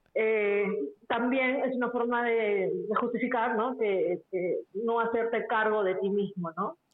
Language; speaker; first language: Spanish; native; Spanish